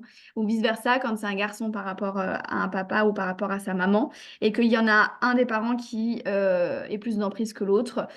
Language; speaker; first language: French; native; French